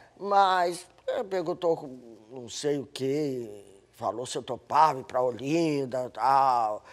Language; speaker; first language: Portuguese; native; Portuguese